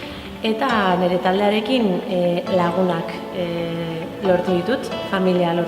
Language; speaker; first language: Basque; non-native, local second language; Spanish